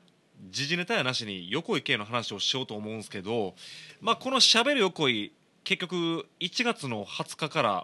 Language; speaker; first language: Japanese; native; Japanese